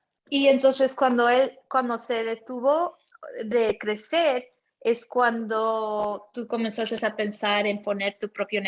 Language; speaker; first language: Spanish; early bilingual, heritage; Spanish